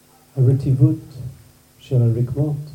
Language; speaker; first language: Hebrew; non-native, fluent; English